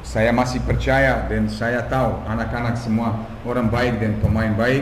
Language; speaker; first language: Indonesian; non-native, fluent; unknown